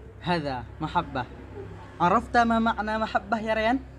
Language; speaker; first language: Arabic; non-native, learner; Indonesian